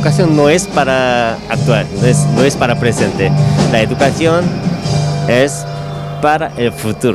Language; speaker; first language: Spanish; non-native, learner; Korean